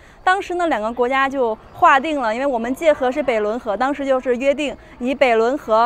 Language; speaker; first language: Chinese; native; Chinese